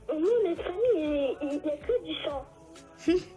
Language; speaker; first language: French; early bilingual, other home language; Turkish